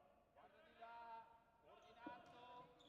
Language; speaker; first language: Italian; native; Italian